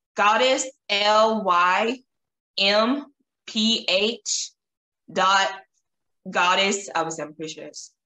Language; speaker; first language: English; native; English